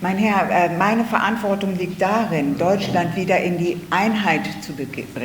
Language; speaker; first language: German; native; German